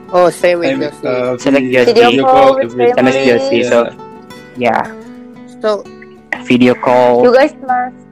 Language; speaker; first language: English; non-native, fluent; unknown